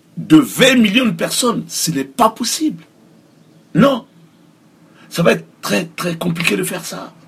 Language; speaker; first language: French; non-native, local second language; Mossi